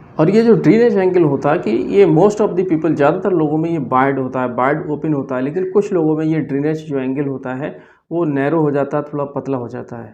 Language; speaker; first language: Hindi; native; Hindi